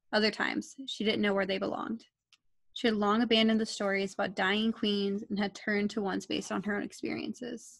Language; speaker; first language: English; native; English